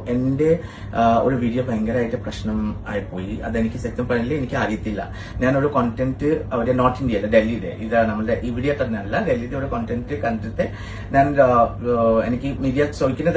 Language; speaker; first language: Malayalam; non-native, fluent; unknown